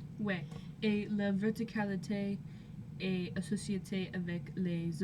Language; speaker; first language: French; non-native, learner; English